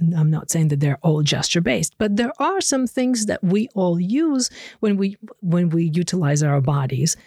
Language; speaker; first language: English; non-native, fluent; Ukrainian